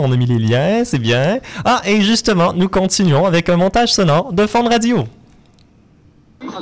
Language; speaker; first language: French; native; French